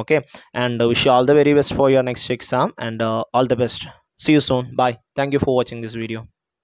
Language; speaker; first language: English; non-native, local second language; Malayalam